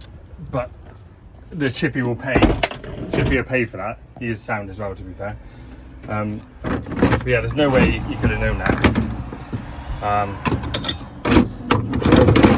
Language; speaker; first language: English; native; English